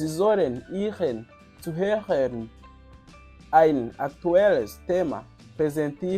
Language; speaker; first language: German; non-native, fluent; Kinyarwanda